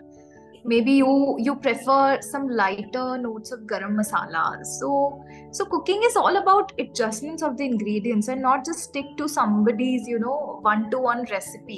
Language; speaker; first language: English; non-native, local second language; Hindi